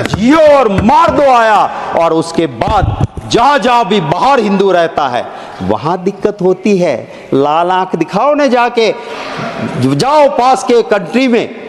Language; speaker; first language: Hindi; non-native, local second language; Gujarati